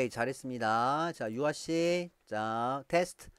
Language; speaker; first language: Korean; native; Korean